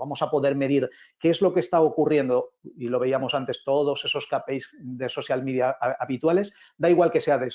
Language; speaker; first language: Spanish; native; Spanish